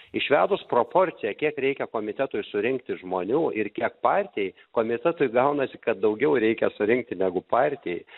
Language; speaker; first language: Lithuanian; native; Lithuanian